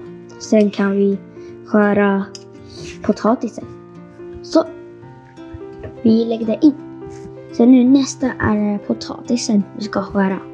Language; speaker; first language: Swedish; non-native, fluent; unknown